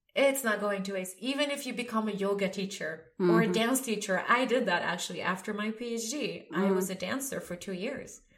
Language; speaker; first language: English; non-native, fluent; Swedish